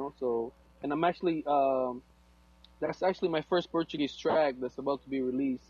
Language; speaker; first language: English; non-native, fluent; Portuguese